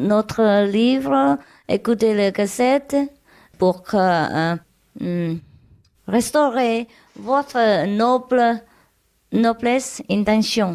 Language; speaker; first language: French; non-native, learner; Vietnamese